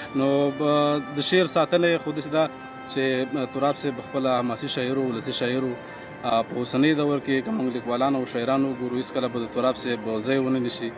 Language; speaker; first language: Pashto; native; Pashto